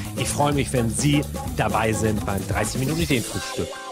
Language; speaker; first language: German; native; German